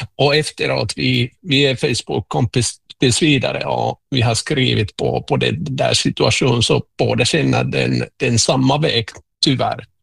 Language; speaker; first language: Swedish; non-native, local second language; Finnish